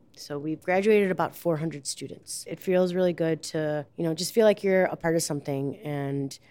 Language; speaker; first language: English; native; English